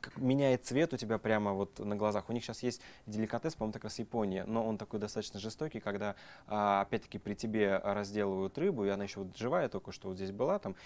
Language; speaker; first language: Russian; native; Russian